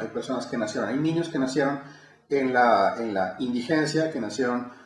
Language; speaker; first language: Spanish; native; Spanish